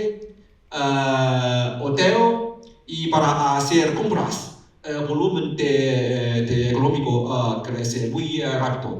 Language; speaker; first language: Spanish; non-native, learner; Chinese